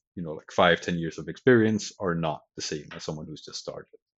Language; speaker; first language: English; non-native, fluent; Danish